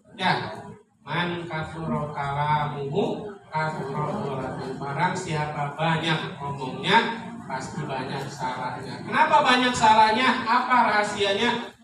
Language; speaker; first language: Indonesian; non-native, local second language; Sundanese